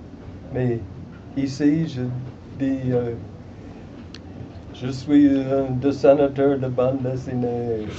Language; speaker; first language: French; non-native, fluent; English